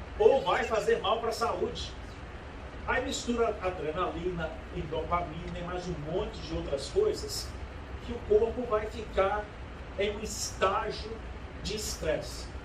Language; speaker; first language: Portuguese; native; Portuguese